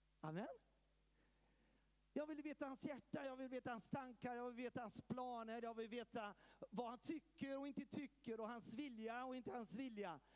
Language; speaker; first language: Swedish; early bilingual, heritage; Swedish